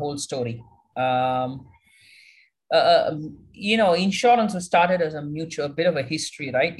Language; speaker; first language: English; non-native, local second language; Malayalam